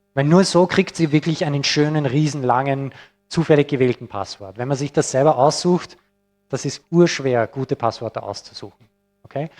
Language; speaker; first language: German; non-native, fluent; English